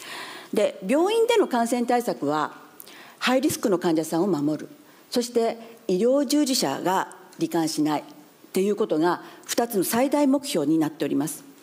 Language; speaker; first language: Japanese; native; Japanese